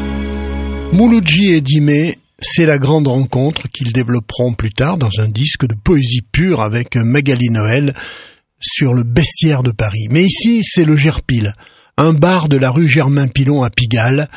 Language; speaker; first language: French; native; French